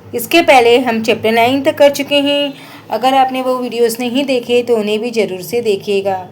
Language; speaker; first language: Hindi; non-native, local second language; Marathi